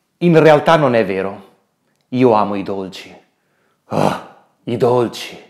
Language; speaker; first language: Italian; native; Italian